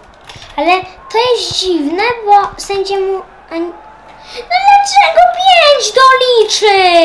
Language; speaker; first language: Polish; native; Polish